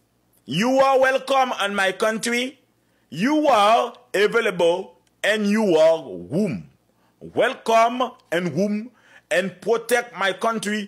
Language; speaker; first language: English; non-native, learner; Haitian Creole